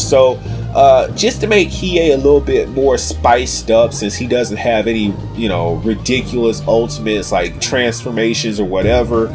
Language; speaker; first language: English; native; English